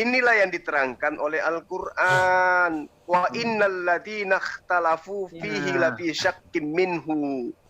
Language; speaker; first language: Indonesian; native; Indonesian